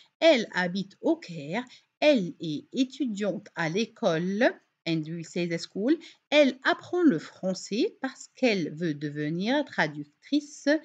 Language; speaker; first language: French; non-native, fluent; Arabic